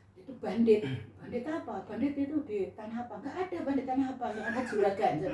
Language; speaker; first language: Indonesian; non-native, local second language; Javanese